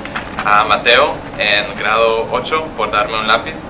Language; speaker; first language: Spanish; non-native, learner; English